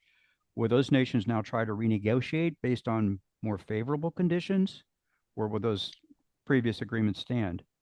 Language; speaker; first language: English; native; English